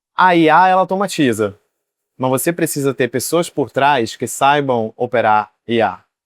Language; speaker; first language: Portuguese; non-native, fluent; Italian